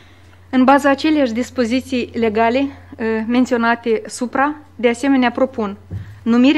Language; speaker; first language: Romanian; native; Romanian